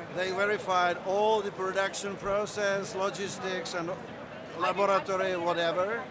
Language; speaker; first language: English; non-native, learner; Czech